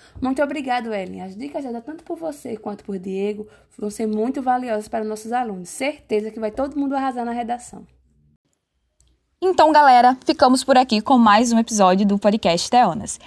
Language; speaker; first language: Portuguese; native; Portuguese